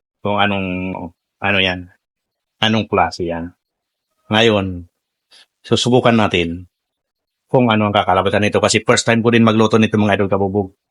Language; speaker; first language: Filipino; non-native, local second language; Bikol